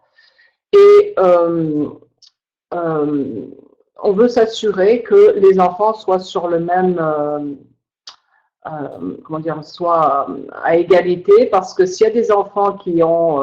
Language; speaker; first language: French; native; French